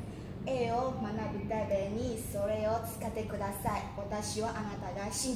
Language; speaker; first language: Japanese; non-native, learner; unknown